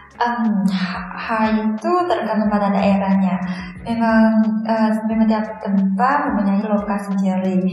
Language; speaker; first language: Indonesian; non-native, fluent; Chinese